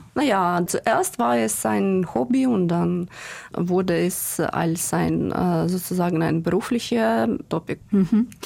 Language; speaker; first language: German; non-native, fluent; Ukrainian